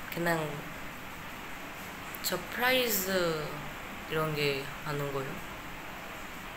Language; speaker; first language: Korean; non-native, learner; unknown